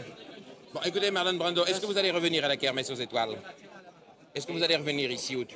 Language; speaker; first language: French; native; French